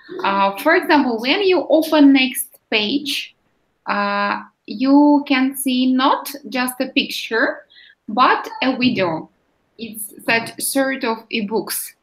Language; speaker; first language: English; non-native, fluent; Russian